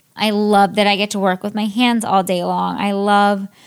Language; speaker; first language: English; native; English